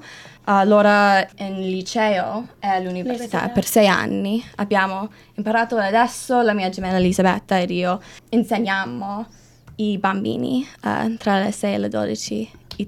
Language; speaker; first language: Italian; non-native, learner; English